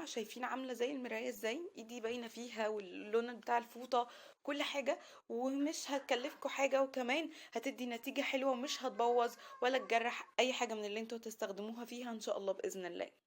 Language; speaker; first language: Arabic; native; Arabic